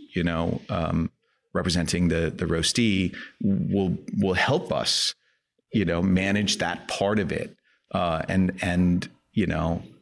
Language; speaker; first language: English; non-native, fluent; Danish